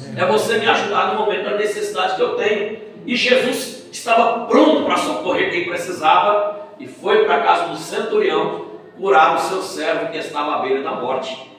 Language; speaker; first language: Portuguese; native; Portuguese